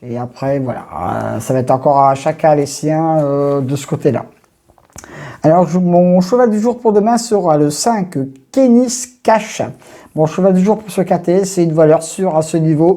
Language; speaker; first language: French; native; French